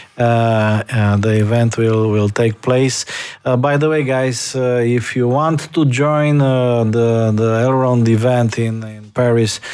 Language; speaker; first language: English; non-native, fluent; Romanian